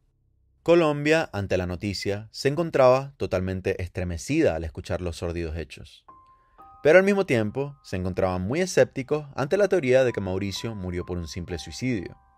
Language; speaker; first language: Spanish; native; Spanish